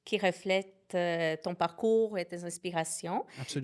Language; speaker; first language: French; native; French